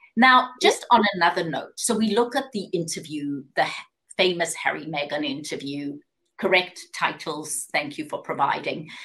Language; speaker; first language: English; native; English